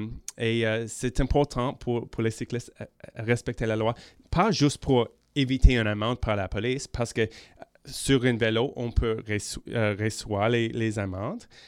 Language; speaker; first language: French; non-native, local second language; English